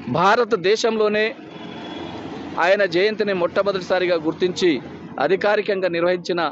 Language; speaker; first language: Telugu; non-native, local second language; Lambadi